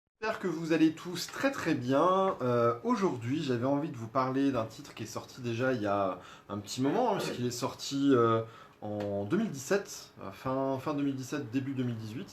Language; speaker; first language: French; native; French